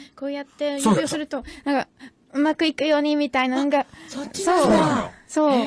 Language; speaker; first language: Japanese; non-native, fluent; English